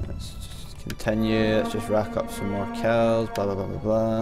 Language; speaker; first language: English; native; English